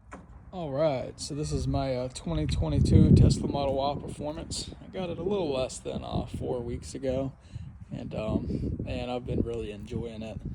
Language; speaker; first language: English; native; English